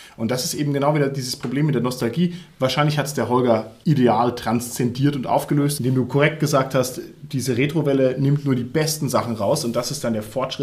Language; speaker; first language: German; native; German